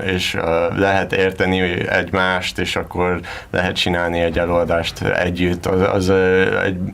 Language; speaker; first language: Hungarian; non-native, learner; English